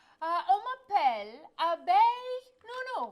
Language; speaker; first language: French; non-native, learner; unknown